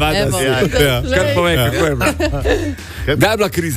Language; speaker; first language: Slovenian; native; Slovenian